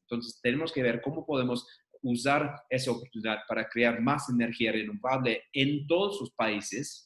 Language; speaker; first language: Spanish; non-native, fluent; English